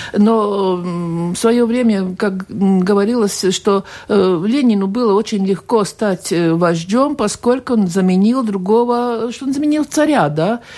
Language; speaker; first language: Russian; non-native, local second language; Latvian